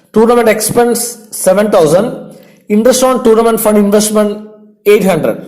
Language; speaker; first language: English; non-native, local second language; Malayalam